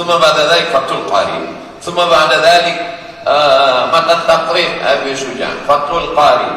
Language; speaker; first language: Arabic; non-native, fluent; Indonesian